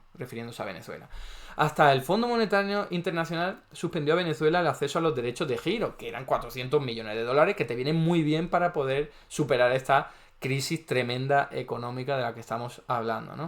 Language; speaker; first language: Spanish; native; Spanish